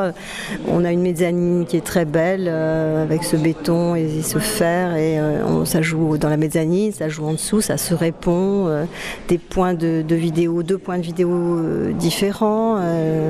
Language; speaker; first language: French; native; French